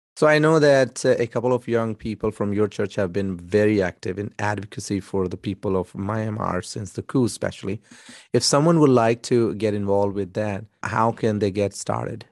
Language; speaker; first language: English; non-native, fluent; Urdu